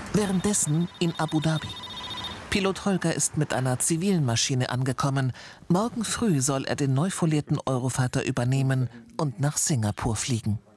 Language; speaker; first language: German; native; German